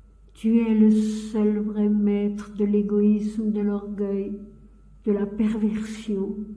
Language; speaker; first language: French; native; French